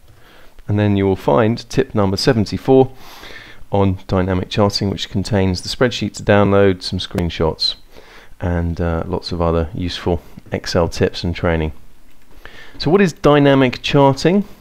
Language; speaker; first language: English; native; English